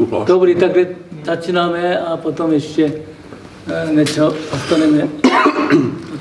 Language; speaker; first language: Czech; non-native, learner; Korean